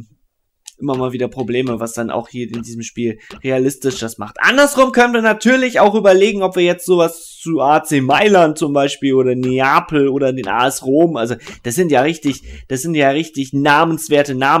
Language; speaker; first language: German; native; German